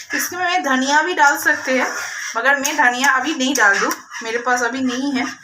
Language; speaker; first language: Hindi; non-native, local second language; Bangla